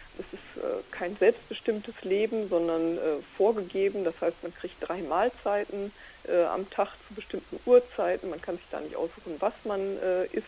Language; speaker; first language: German; native; German